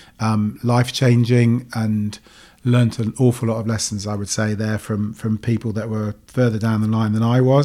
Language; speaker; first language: English; native; English